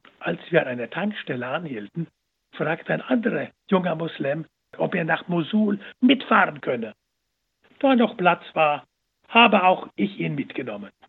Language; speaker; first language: German; native; German